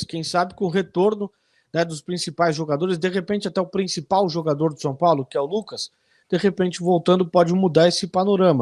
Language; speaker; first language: Portuguese; native; Portuguese